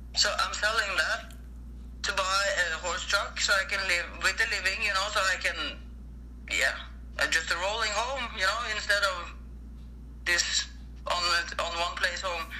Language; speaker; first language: English; non-native, fluent; Norwegian